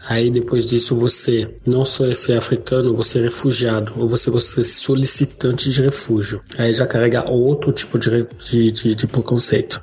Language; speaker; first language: Portuguese; non-native, fluent; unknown